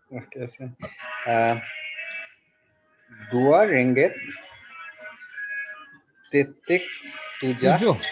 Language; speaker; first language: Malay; non-native, learner; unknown